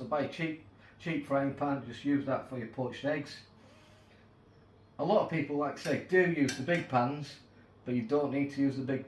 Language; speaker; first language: English; native; English